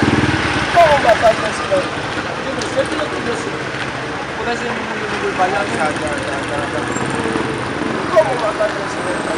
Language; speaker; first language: Spanish; non-native, learner; Haitian Creole